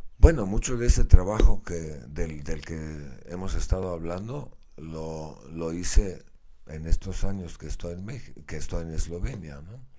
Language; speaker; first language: Spanish; non-native, fluent; Slovenian